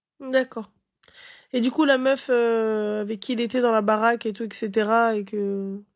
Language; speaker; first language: French; early bilingual, other home language; Arabic